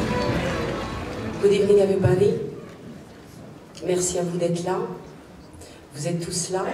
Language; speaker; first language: French; non-native, local second language; Arabic